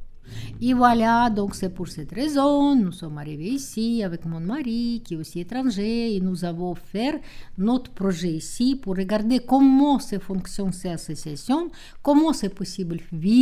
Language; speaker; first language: French; non-native, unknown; Russian